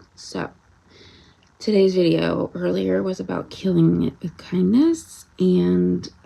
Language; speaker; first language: English; native; English